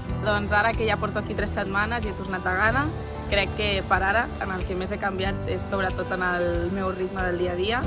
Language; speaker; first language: Catalan; non-native, local second language; Spanish